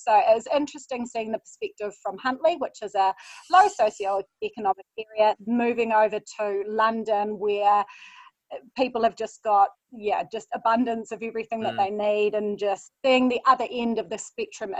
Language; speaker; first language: English; native; English